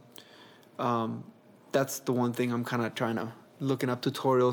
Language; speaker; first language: English; early bilingual, other home language; Spanish